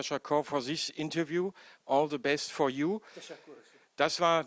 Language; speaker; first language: English; non-native, learner; German